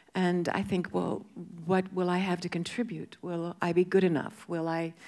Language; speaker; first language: English; native; English